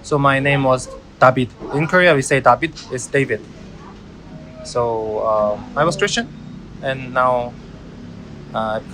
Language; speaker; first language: English; non-native, learner; Korean